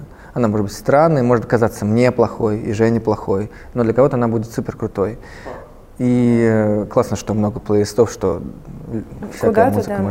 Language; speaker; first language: Russian; native; Russian